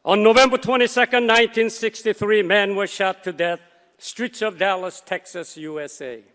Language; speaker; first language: English; non-native, fluent; Korean